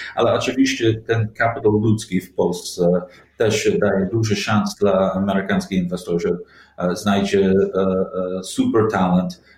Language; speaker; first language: Polish; non-native, learner; English